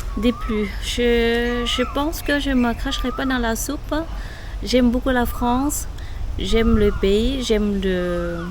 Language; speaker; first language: French; non-native, fluent; Thai